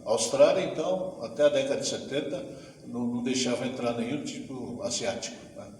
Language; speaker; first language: Portuguese; early bilingual, other home language; Japanese